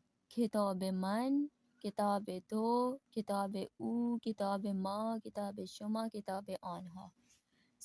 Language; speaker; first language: Persian; non-native, fluent; Urdu